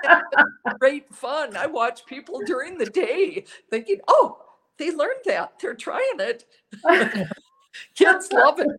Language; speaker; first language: English; native; English